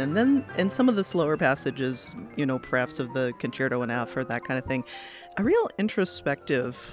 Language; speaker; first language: English; native; English